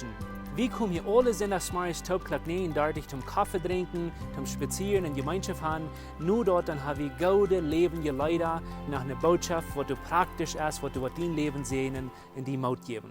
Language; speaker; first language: German; non-native, learner; Plautdietsch